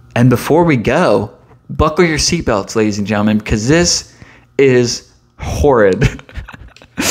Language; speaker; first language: English; native; English